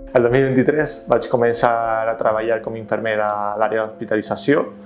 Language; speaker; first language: Catalan; non-native, learner; Spanish